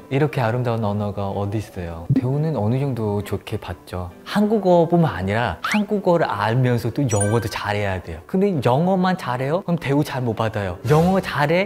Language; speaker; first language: Korean; non-native, fluent; Khmer